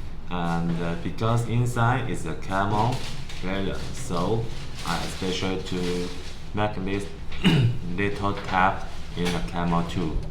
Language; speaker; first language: English; non-native, learner; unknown